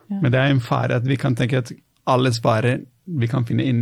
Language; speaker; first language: Norwegian; non-native, fluent; Italian